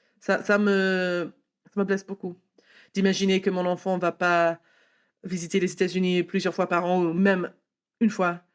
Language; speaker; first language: French; non-native, fluent; English